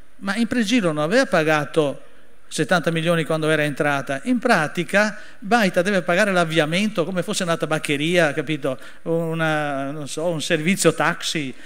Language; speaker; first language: Italian; native; Italian